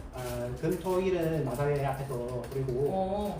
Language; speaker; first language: Korean; early bilingual, heritage; Korean